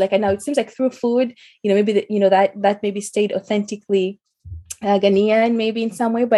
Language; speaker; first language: English; non-native, local second language; Luo (Kenya and Tanzania)